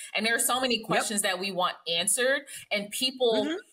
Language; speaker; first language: English; native; English